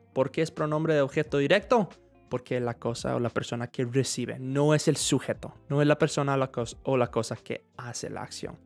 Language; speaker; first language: Spanish; non-native, fluent; English